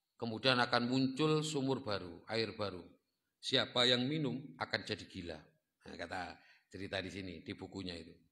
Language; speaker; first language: Indonesian; non-native, local second language; Javanese